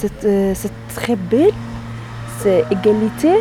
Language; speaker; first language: French; non-native, learner; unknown